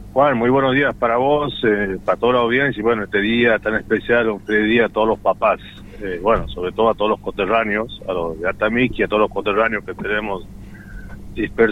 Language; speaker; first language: Spanish; native; Spanish